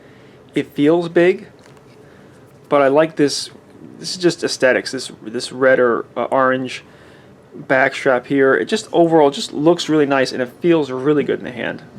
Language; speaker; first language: English; native; English